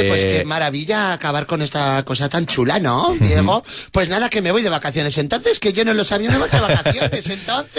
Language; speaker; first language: Spanish; native; Spanish